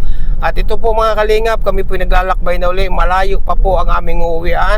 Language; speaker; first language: Filipino; native; Filipino